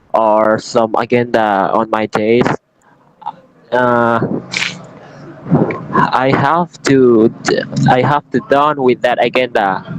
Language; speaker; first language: English; non-native, learner; Indonesian